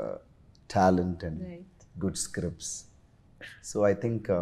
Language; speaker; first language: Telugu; non-native, learner; Tamil